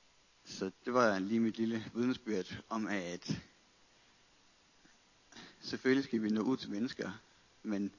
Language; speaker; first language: Danish; native; Danish